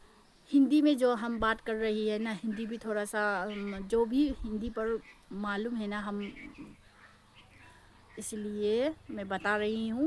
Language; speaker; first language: Hindi; non-native, local second language; Manipuri